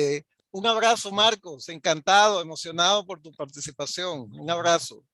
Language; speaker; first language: Spanish; native; Spanish